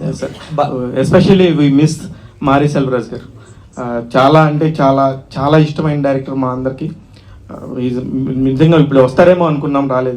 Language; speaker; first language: Telugu; native; Telugu